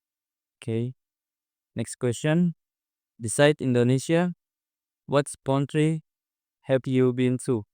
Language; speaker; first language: English; non-native, learner; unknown